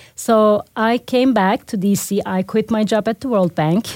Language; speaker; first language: English; non-native, fluent; Turkish